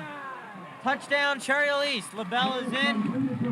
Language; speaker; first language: English; native; English